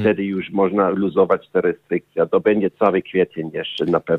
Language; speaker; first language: Polish; non-native, learner; German